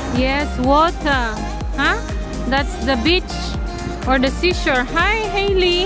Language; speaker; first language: English; non-native, local second language; Filipino